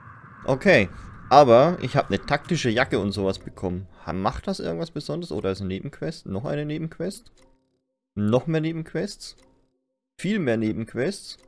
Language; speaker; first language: German; native; German